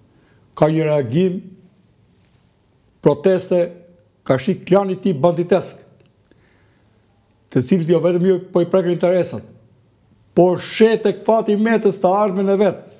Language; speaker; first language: Albanian; native; Albanian